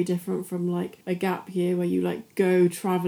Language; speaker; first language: English; native; English